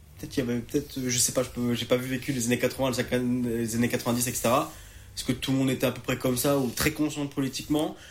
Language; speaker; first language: French; native; French